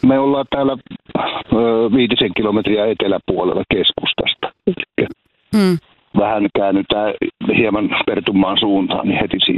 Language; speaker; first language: Finnish; native; Finnish